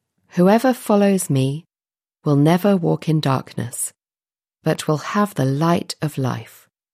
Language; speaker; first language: English; native; English